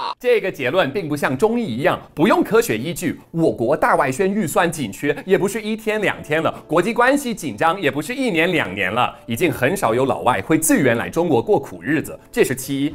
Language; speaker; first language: Chinese; non-native, fluent; English